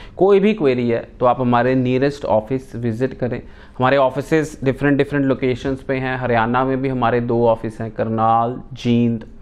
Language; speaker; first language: Hindi; non-native, local second language; Punjabi